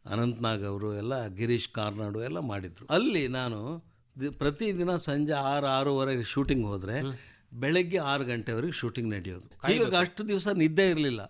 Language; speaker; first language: Kannada; native; Kannada